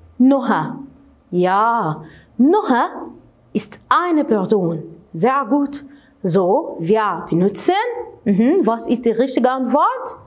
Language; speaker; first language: German; non-native, fluent; Arabic